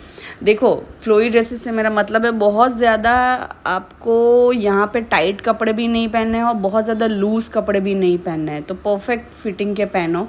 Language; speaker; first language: Hindi; native; Hindi